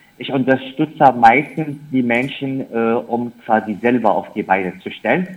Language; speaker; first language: German; non-native, fluent; Arabic